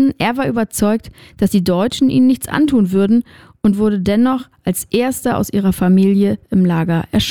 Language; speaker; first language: German; native; German